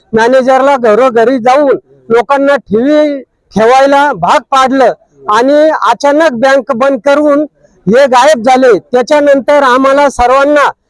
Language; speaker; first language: Marathi; native; Marathi